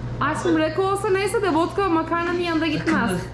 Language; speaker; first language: Turkish; native; Turkish